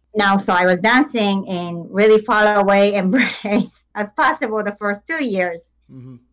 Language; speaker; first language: English; non-native, fluent; Japanese